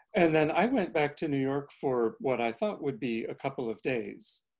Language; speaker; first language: English; native; English